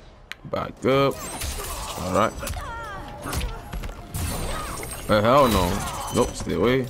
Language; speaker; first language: English; native; English